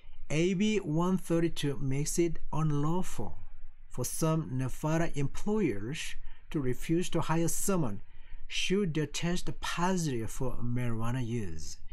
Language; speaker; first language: English; non-native, fluent; Korean